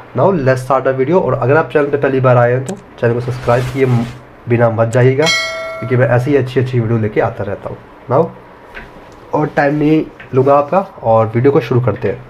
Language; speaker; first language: Hindi; native; Hindi